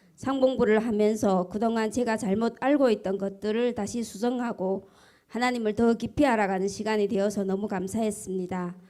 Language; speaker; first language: Korean; early bilingual, heritage; Korean